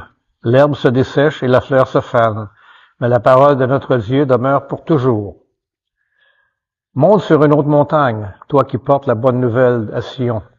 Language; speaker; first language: French; native; French